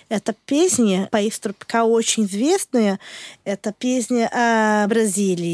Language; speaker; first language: Russian; non-native, learner; Portuguese